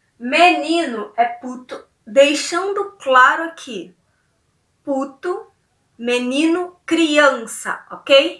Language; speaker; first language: Portuguese; native; Portuguese